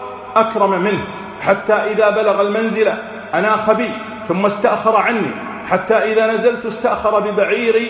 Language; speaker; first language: Arabic; native; Arabic